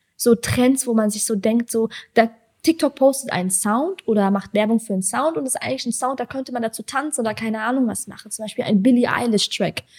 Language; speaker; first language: German; early bilingual, other home language; Persian